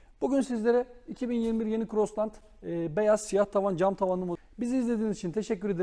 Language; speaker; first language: Turkish; native; Turkish